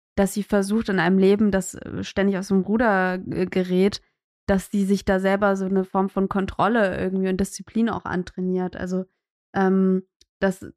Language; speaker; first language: German; native; German